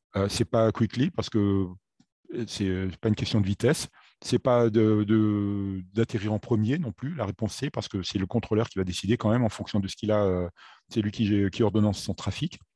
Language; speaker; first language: French; native; French